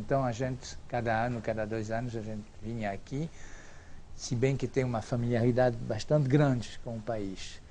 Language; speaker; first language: Portuguese; non-native, fluent; French